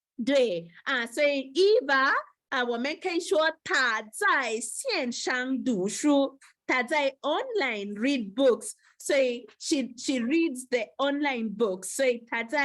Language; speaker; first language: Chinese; non-native, fluent; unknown